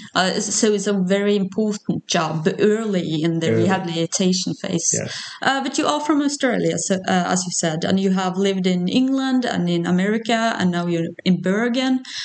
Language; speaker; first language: English; non-native, fluent; Norwegian